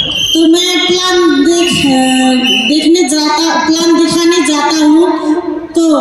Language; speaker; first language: Hindi; non-native, learner; Nepali